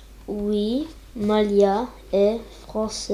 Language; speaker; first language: French; non-native, learner; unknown